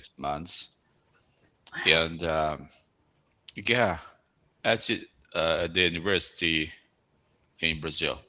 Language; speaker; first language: English; non-native, fluent; Portuguese